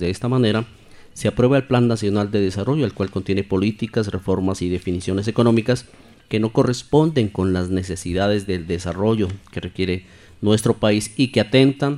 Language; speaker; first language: Spanish; native; Spanish